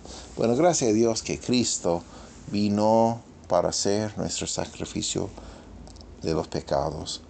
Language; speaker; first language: Spanish; non-native, fluent; English